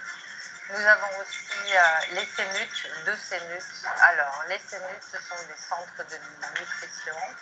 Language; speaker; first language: French; non-native, local second language; Malagasy